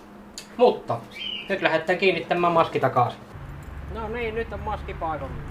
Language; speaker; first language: Finnish; native; Finnish